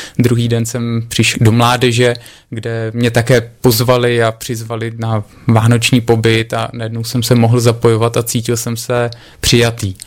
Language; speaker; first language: Czech; native; Czech